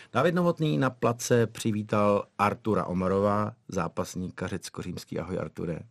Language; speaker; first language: Czech; native; Czech